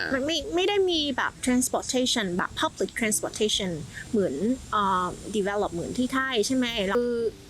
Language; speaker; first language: Thai; non-native, fluent; Vietnamese